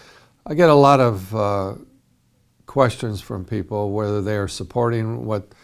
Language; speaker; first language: English; native; English